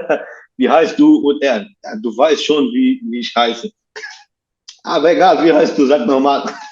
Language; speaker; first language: German; non-native, learner; Portuguese